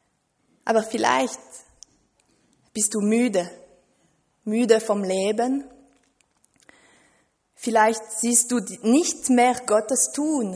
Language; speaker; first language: German; non-native, fluent; French